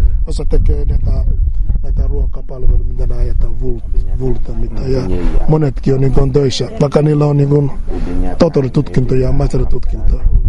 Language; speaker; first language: Finnish; non-native, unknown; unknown